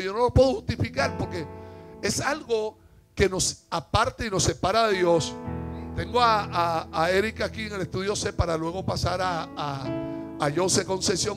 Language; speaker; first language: Spanish; native; Spanish